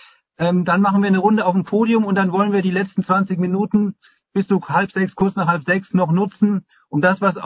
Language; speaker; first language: German; native; German